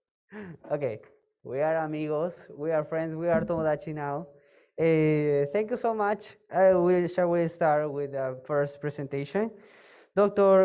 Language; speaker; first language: English; non-native, fluent; Spanish